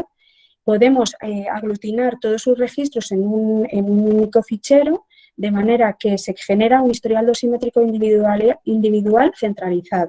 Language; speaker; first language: Spanish; native; Spanish